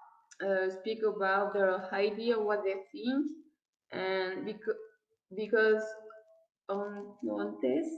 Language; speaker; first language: English; non-native, learner; French